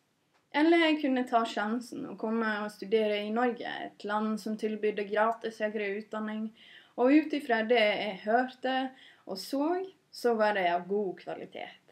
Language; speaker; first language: Norwegian; non-native, fluent; English